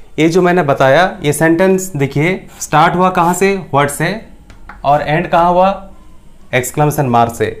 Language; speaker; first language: Hindi; non-native, local second language; Bangla